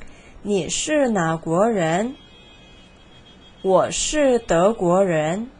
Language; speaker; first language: Chinese; non-native, fluent; Korean